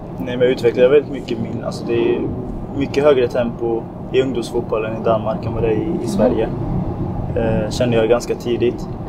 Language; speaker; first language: Swedish; early bilingual, other home language; Arabic